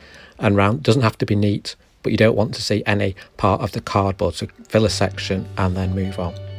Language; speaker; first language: English; native; English